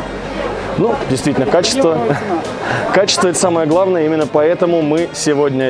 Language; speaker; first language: Russian; native; Russian